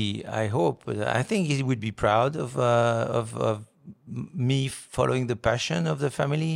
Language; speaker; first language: English; non-native, fluent; French